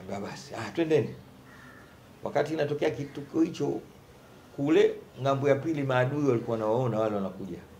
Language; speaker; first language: Swahili; native; Swahili